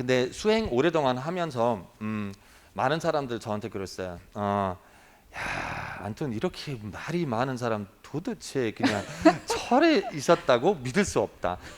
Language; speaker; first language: Korean; non-native, fluent; German